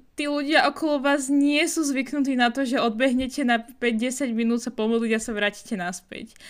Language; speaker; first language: Slovak; non-native, fluent; Arabic